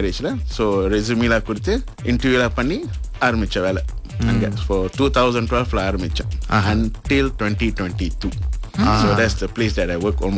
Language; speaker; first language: Tamil; early bilingual, heritage; Tamil